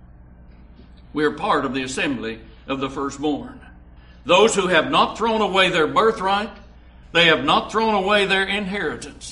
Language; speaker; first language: English; native; English